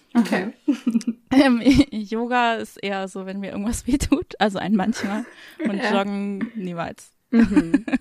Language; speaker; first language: German; native; German